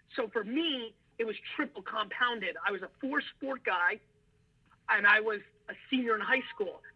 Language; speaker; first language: English; early bilingual, other home language; Russian